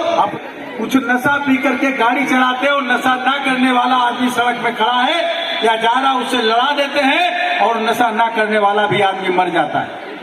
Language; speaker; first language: Hindi; native; Hindi